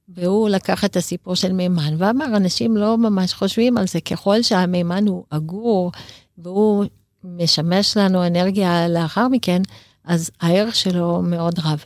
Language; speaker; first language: Hebrew; native; Hebrew